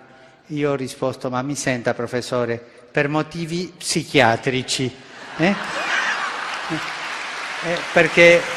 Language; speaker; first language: Italian; non-native, fluent; Spanish